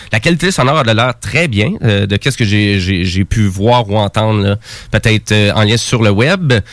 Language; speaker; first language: French; native; French